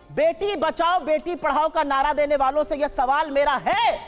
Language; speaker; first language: Hindi; native; Hindi